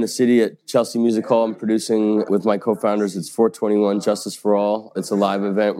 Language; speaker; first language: English; native; English